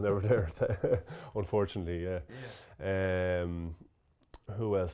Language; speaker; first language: English; native; English